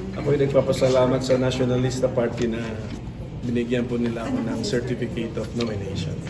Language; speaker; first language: Filipino; native; Filipino